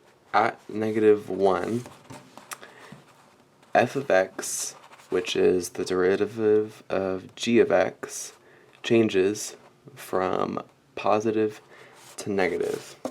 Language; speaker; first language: English; native; English